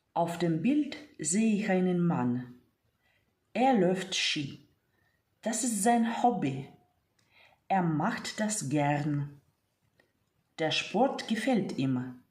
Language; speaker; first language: German; non-native, fluent; Ukrainian